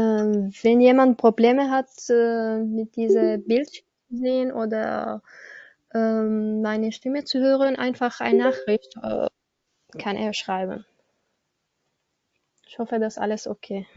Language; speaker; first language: German; non-native, learner; Arabic